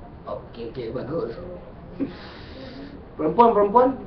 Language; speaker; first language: Malay; native; Malay